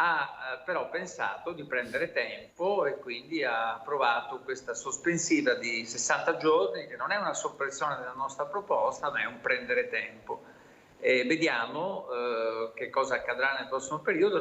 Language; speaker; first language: Italian; native; Italian